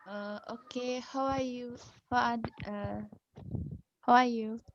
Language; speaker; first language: English; non-native, learner; Indonesian